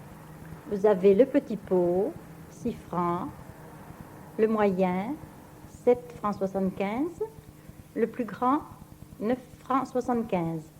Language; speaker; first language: French; native; French